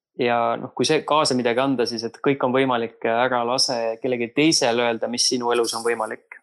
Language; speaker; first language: Estonian; native; Estonian